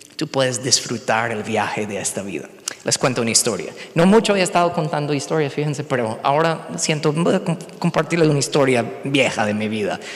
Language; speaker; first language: Spanish; non-native, fluent; English